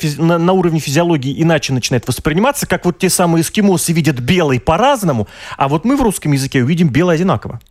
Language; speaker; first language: Russian; native; Russian